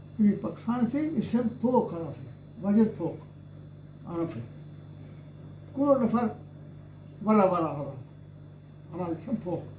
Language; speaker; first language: Arabic; non-native, learner; Urdu